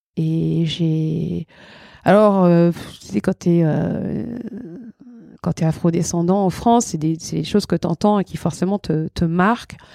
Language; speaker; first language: French; early bilingual, other home language; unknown